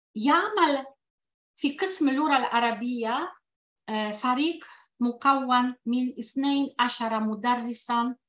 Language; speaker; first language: Arabic; non-native, fluent; Polish